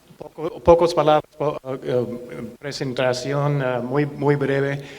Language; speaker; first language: Spanish; non-native, learner; English